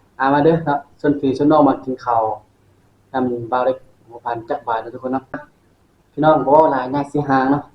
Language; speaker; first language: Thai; non-native, local second language; Northeastern Thai